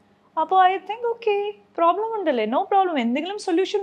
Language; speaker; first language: Malayalam; non-native, local second language; Punjabi